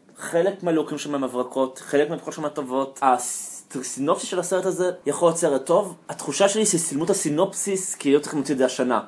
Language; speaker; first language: Hebrew; native; Hebrew